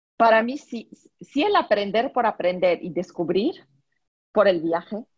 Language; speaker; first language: Spanish; non-native, fluent; French